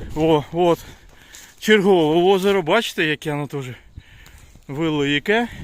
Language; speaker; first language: Ukrainian; non-native, local second language; Russian